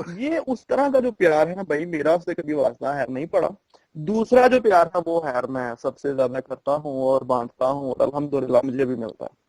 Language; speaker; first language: Urdu; non-native, local second language; Punjabi